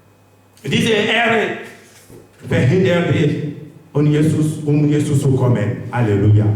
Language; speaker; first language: German; non-native, learner; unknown